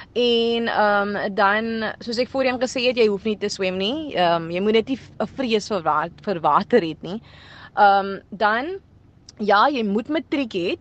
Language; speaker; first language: Afrikaans; native; Afrikaans